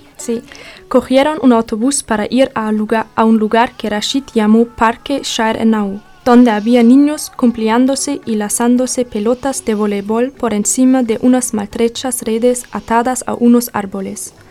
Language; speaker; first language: Spanish; non-native, learner; German